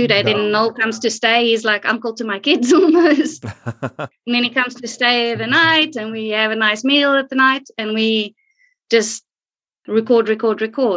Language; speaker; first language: English; non-native, local second language; Afrikaans